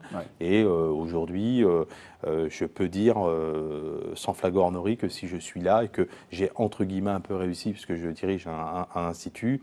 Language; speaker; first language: French; native; French